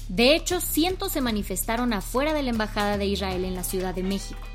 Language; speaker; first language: Spanish; native; Spanish